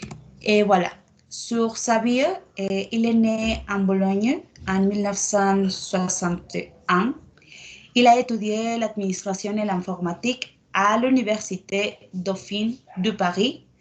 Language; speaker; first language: French; non-native, learner; Spanish